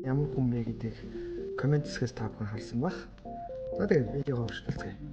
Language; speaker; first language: Mongolian; native; Mongolian